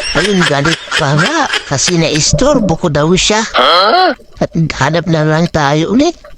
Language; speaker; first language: Filipino; native; Filipino